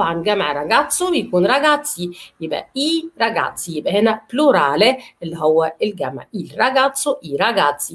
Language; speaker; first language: Arabic; native; Arabic